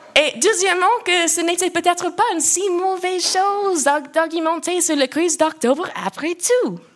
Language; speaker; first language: French; non-native, local second language; English